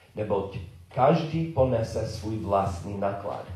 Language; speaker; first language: Czech; non-native, learner; English